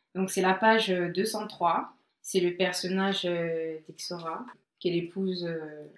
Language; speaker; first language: French; native; French